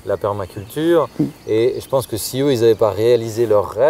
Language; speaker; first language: French; native; French